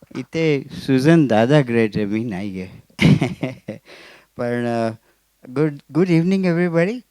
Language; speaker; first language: Marathi; non-native, local second language; Gujarati